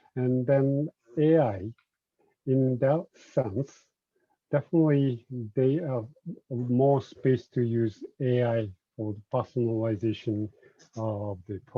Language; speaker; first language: English; non-native, fluent; Japanese